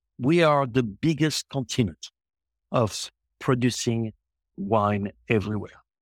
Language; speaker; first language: English; non-native, local second language; French